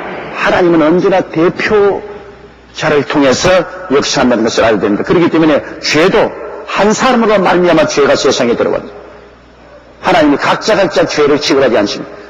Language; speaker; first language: Korean; native; Korean